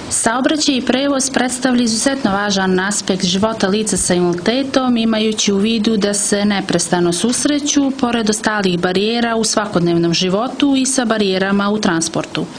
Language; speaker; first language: Croatian; native; Croatian